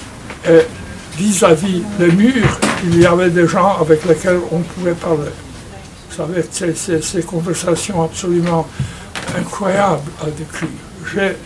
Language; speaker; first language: French; non-native, fluent; Polish